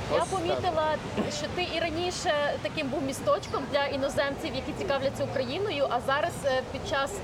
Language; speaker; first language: Ukrainian; native; Ukrainian